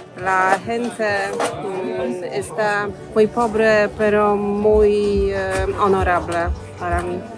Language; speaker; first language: Spanish; non-native, learner; Polish